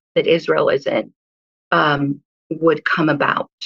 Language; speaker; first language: English; early bilingual, other home language; Hebrew